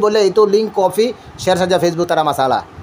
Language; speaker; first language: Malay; non-native, learner; Bangla